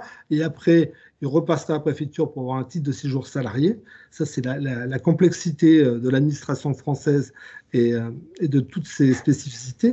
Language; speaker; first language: French; native; French